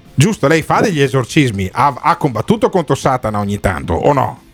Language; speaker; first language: Italian; native; Italian